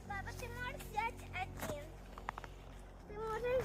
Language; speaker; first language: Russian; early bilingual, heritage; Russian